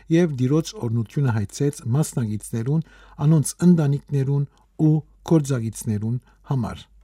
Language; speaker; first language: Armenian; early bilingual, heritage; Armenian